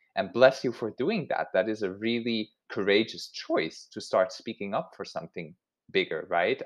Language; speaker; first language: English; non-native, fluent; Swiss German